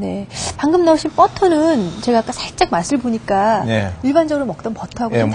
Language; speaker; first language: Korean; native; Korean